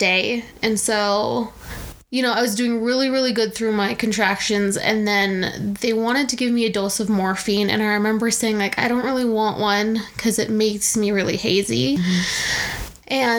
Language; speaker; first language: English; native; English